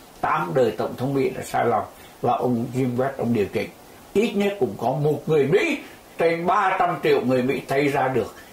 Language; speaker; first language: Vietnamese; native; Vietnamese